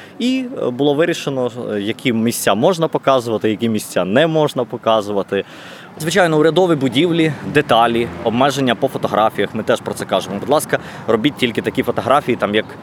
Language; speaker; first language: Ukrainian; native; Ukrainian